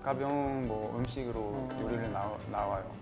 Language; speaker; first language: Korean; non-native, fluent; French